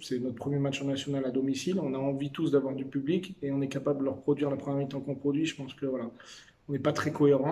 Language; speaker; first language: French; native; French